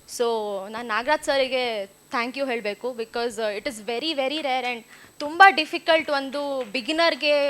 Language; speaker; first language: Kannada; native; Kannada